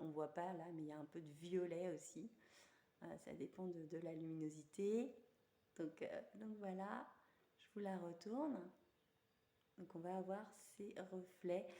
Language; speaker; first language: French; native; French